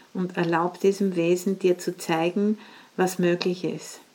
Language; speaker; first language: German; native; German